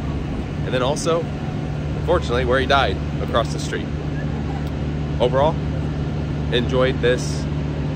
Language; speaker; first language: English; native; English